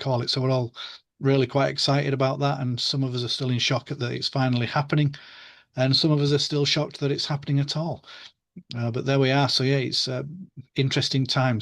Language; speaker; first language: English; native; English